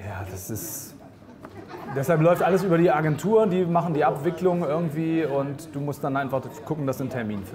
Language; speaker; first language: German; native; German